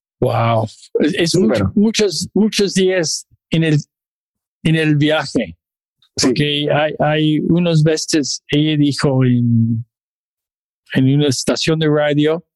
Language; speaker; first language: Spanish; non-native, fluent; English